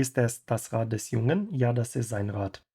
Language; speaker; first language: German; non-native, fluent; Ukrainian